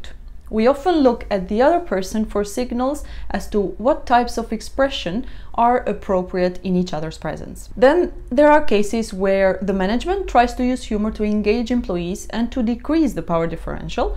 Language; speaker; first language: English; non-native, fluent; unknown